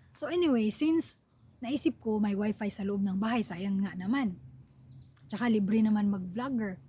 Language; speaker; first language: Filipino; non-native, local second language; Cebuano